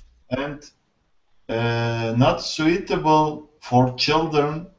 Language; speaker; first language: English; non-native, learner; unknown